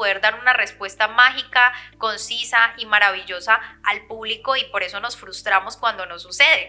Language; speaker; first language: Spanish; native; Spanish